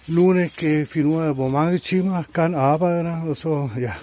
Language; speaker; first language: Danish; non-native, learner; Spanish